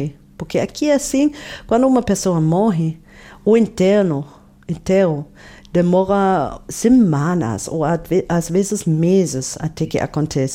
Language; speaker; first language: Portuguese; non-native, fluent; German